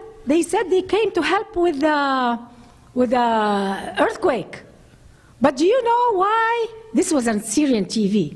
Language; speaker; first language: English; non-native, fluent; Arabic